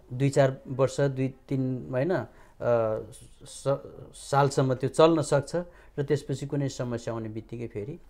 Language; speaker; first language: Nepali; native; Nepali